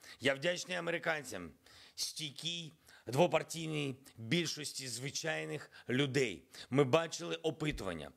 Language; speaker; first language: Ukrainian; non-native, local second language; Russian